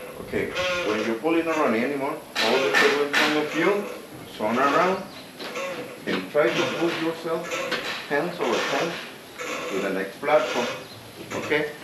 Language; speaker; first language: English; non-native, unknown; Spanish